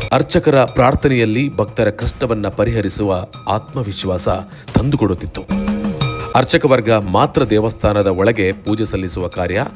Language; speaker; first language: Kannada; native; Kannada